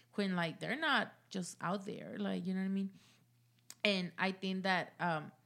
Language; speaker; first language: English; early bilingual, other home language; Spanish